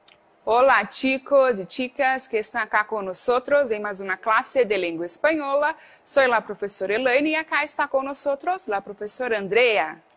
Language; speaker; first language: Spanish; non-native, fluent; Portuguese